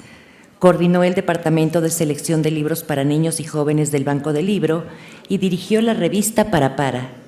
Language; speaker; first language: Spanish; native; Spanish